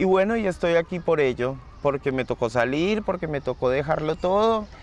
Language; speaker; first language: Spanish; native; Spanish